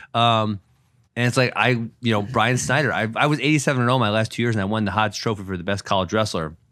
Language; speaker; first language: English; native; English